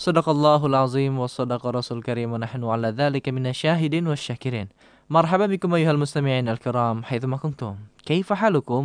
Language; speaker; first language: Arabic; non-native, fluent; Indonesian